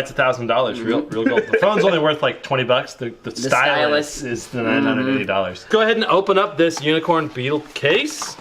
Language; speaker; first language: English; native; English